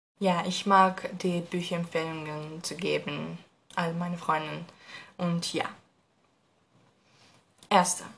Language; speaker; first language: German; non-native, learner; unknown